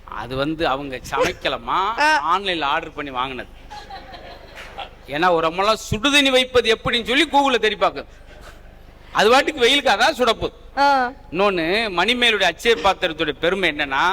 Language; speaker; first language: Tamil; native; Tamil